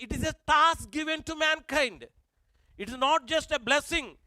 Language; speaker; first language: English; non-native, local second language; Telugu